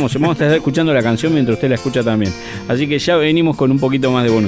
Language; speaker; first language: Spanish; native; Spanish